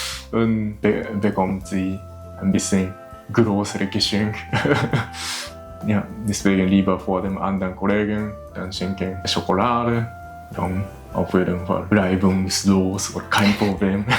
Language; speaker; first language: German; non-native, learner; Japanese